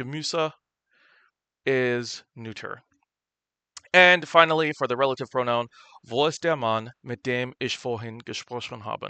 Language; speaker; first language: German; non-native, fluent; English